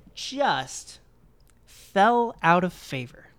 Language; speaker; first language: English; native; English